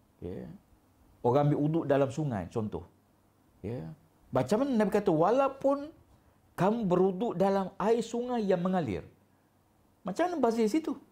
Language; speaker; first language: Malay; native; Malay